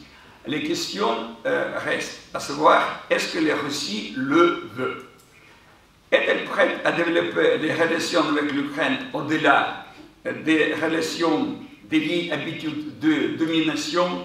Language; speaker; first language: French; non-native, fluent; Ukrainian